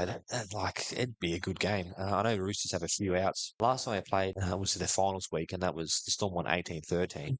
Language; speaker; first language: English; native; English